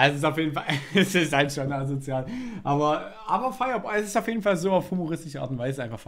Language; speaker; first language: German; native; German